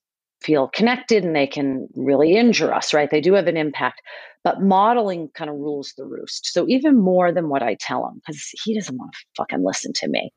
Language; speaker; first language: English; native; English